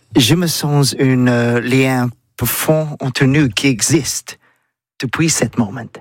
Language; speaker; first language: French; non-native, learner; English